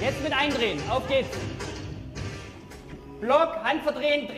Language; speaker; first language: German; native; German